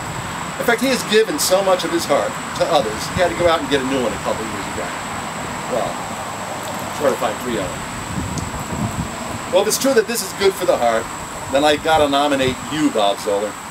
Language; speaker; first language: English; native; English